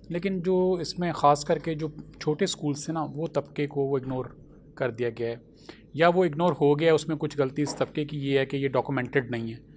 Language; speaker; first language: Urdu; non-native, local second language; Punjabi